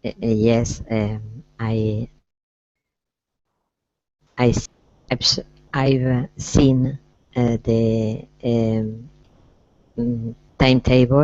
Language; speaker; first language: English; non-native, learner; Spanish